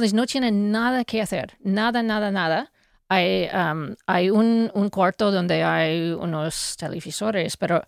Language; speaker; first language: Spanish; non-native, fluent; English